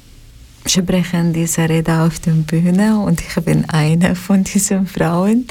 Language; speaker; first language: German; non-native, learner; Arabic